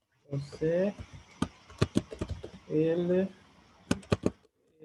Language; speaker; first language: Portuguese; non-native, fluent; Spanish